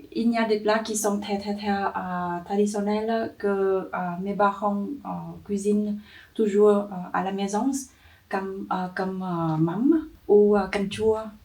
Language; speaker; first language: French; non-native, learner; Vietnamese